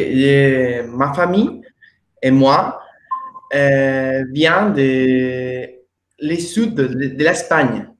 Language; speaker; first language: French; non-native, learner; Spanish